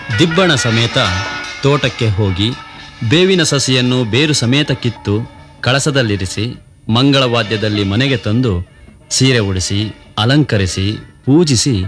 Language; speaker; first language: Kannada; native; Kannada